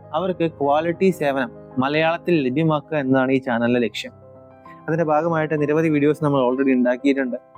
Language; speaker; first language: Malayalam; early bilingual, heritage; Malayalam